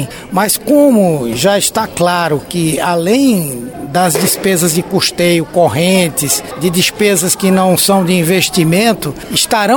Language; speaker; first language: Portuguese; native; Portuguese